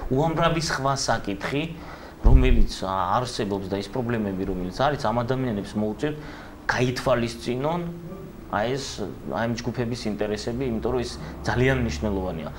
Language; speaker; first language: Georgian; non-native, local second language; Azerbaijani